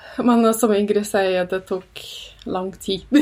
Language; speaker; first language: Norwegian; early bilingual, other home language; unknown